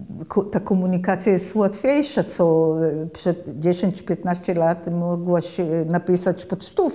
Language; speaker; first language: Polish; early bilingual, heritage; Polish